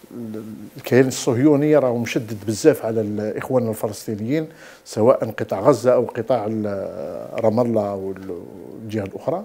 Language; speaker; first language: Arabic; native; Arabic